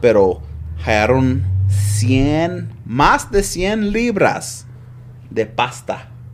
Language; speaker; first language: Spanish; early bilingual, other home language; English